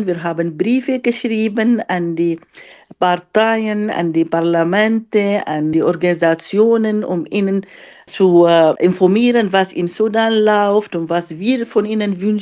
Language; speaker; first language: German; non-native, fluent; Arabic